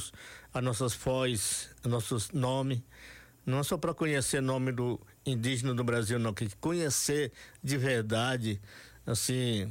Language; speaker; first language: Portuguese; non-native, local second language; Yanomámi